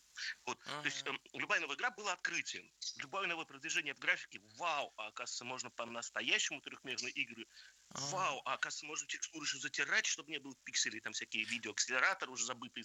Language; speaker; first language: Russian; native; Russian